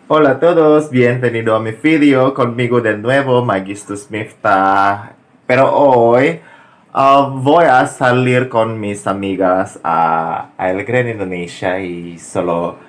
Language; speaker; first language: Spanish; non-native, learner; Indonesian